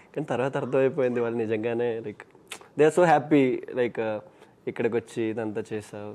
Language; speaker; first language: Telugu; non-native, local second language; Malayalam